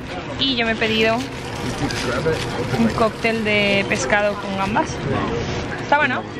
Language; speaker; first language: Spanish; native; Spanish